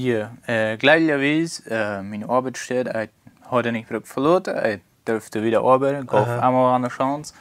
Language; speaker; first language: German; non-native, local second language; Plautdietsch